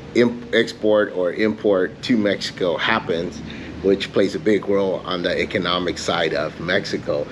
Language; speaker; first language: English; early bilingual, other home language; Spanish